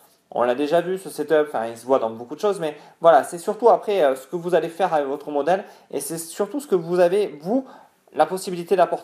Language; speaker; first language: French; native; French